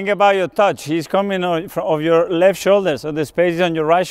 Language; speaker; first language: English; non-native, fluent; Spanish